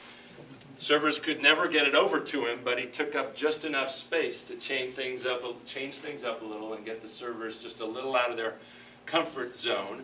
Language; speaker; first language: English; native; English